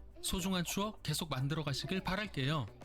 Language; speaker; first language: Korean; native; Korean